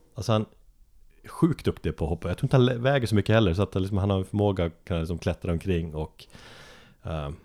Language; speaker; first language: Swedish; native; Swedish